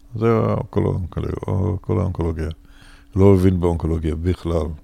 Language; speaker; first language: Hebrew; non-native, fluent; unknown